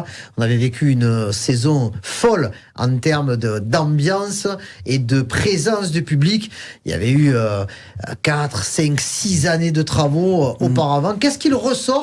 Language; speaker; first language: French; native; French